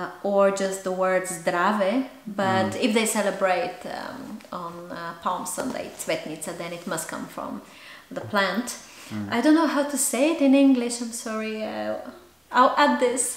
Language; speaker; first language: English; non-native, fluent; Bulgarian